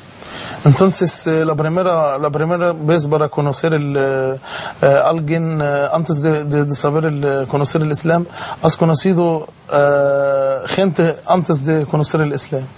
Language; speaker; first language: Spanish; non-native, fluent; Arabic